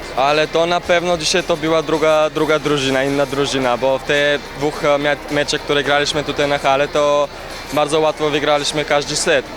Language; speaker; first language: Polish; non-native, learner; Bulgarian